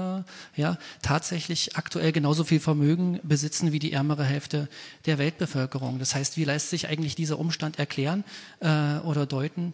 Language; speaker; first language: German; native; German